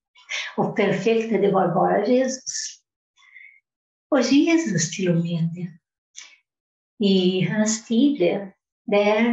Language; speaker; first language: Swedish; non-native, fluent; Portuguese